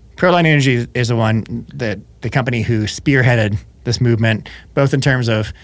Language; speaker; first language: English; native; English